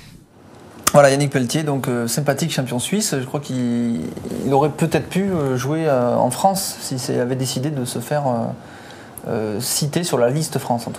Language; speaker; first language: French; native; French